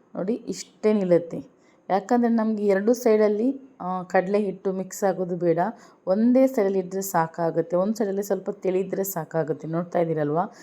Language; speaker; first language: Kannada; non-native, local second language; Urdu